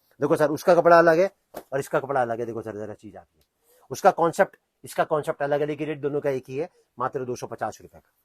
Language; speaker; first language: Hindi; native; Hindi